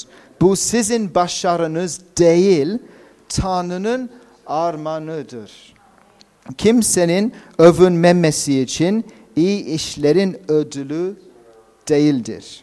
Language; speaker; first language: Turkish; non-native, fluent; English